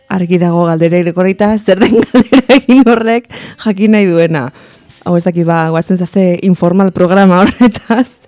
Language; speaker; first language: Basque; native; Basque